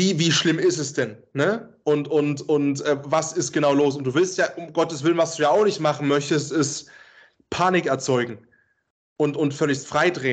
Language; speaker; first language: German; native; German